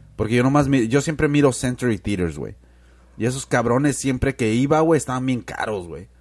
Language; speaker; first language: Spanish; early bilingual, heritage; Spanish